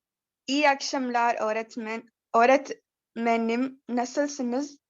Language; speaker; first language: Turkish; non-native, learner; Urdu